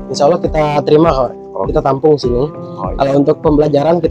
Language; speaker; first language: Indonesian; native; Indonesian